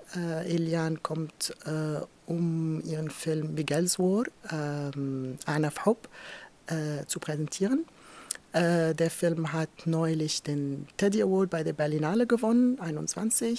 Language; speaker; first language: German; non-native, fluent; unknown